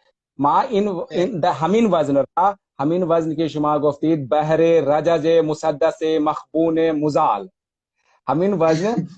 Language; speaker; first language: Persian; non-native, fluent; Hindi